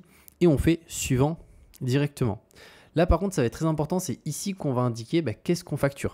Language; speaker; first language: French; native; French